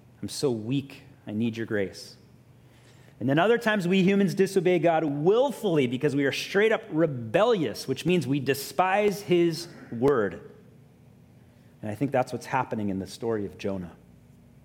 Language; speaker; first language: English; native; English